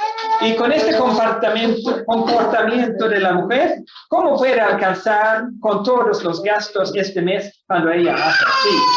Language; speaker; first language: Spanish; non-native, fluent; Swedish